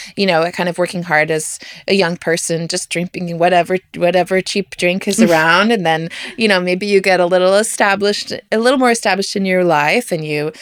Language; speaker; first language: English; native; English